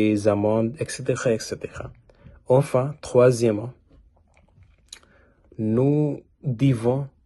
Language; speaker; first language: French; non-native, learner; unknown